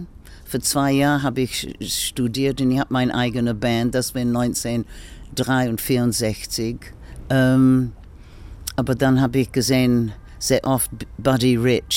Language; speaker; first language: German; non-native, learner; English